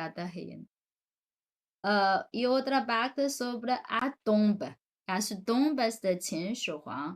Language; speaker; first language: Portuguese; non-native, fluent; Chinese